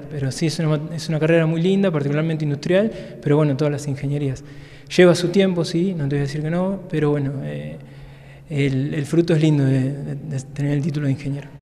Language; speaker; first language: Spanish; native; Spanish